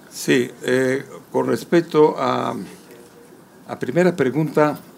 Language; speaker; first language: Spanish; native; Spanish